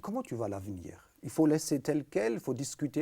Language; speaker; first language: French; native; French